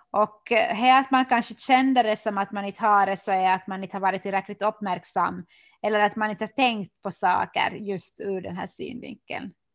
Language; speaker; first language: Swedish; native; Swedish